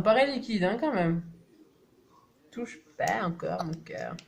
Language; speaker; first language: French; native; French